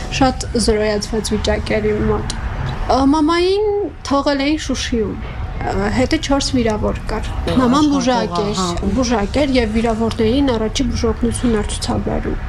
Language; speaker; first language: Armenian; native; Armenian